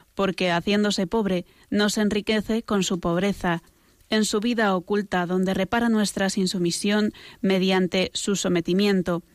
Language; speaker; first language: Spanish; native; Spanish